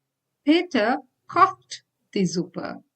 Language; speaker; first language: German; non-native, fluent; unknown